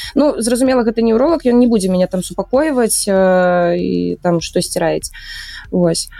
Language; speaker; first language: Belarusian; native; Belarusian